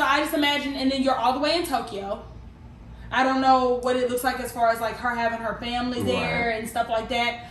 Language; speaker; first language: English; native; English